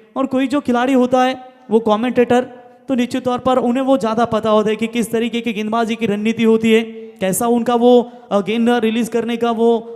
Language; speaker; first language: Hindi; non-native, local second language; Marathi